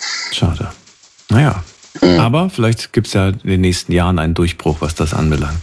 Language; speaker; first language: German; native; German